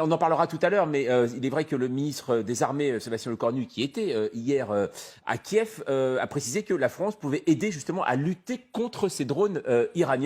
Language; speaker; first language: French; native; French